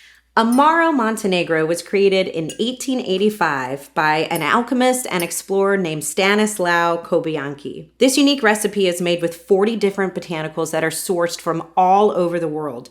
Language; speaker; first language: English; native; English